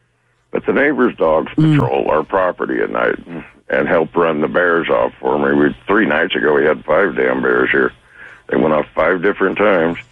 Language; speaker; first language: English; native; English